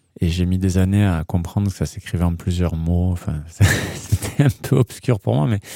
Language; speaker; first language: French; early bilingual, heritage; German